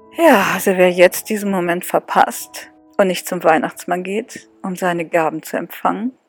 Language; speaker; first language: German; native; German